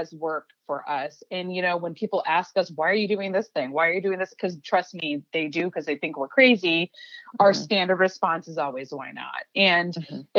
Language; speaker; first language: English; early bilingual, other home language; Urdu